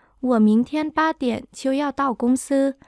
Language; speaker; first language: Chinese; non-native, fluent; Vietnamese